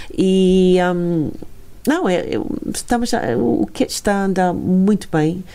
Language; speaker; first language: Portuguese; non-native, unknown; English